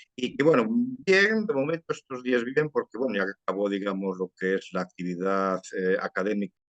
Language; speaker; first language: Spanish; early bilingual, heritage; Spanish